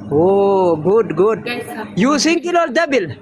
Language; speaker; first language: English; non-native, learner; Oromo